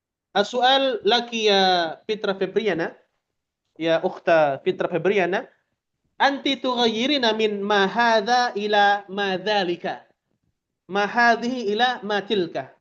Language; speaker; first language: Arabic; non-native, fluent; Indonesian